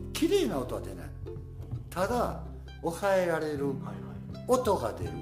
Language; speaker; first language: Japanese; native; Japanese